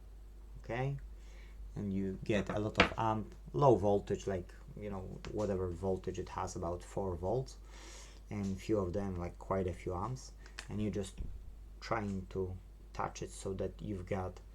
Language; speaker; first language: English; non-native, fluent; Polish